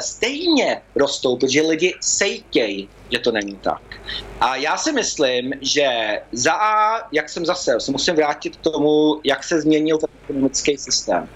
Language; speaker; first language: Czech; early bilingual, heritage; Czech